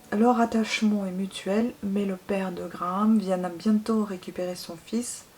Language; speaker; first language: French; non-native, fluent; Russian